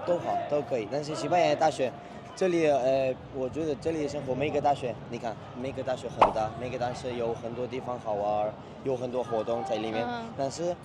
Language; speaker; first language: Chinese; non-native, learner; Spanish